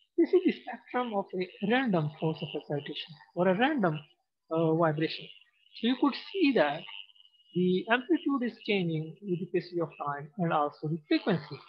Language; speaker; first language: English; non-native, local second language; Pashto